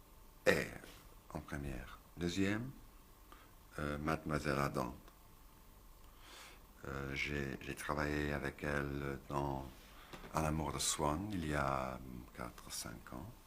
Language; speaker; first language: French; non-native, learner; English